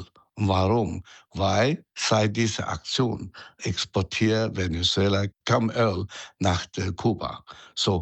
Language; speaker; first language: German; non-native, fluent; Chinese